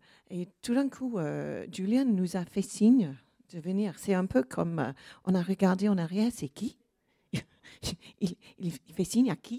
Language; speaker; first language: French; non-native, learner; English